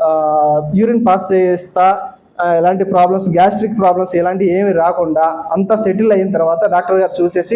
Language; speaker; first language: Telugu; native; Telugu